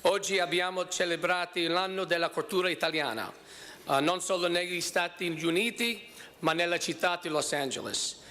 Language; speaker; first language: Italian; early bilingual, heritage; Italian